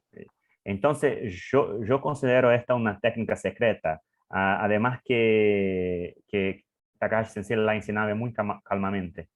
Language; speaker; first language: Spanish; non-native, learner; English